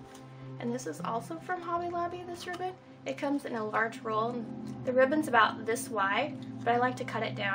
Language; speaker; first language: English; native; English